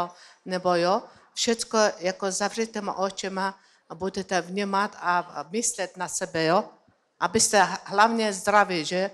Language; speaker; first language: Czech; non-native, learner; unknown